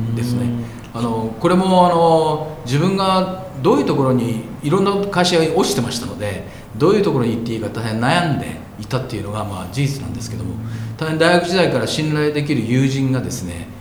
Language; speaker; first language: Japanese; native; Japanese